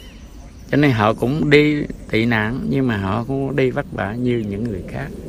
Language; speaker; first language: Vietnamese; native; Vietnamese